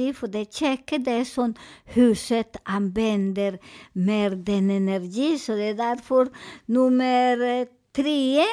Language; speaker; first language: Swedish; non-native, fluent; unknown